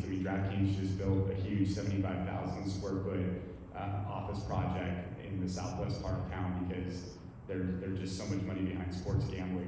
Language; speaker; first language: English; native; English